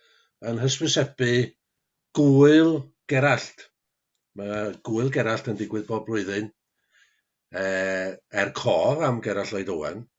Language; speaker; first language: Welsh; native; Welsh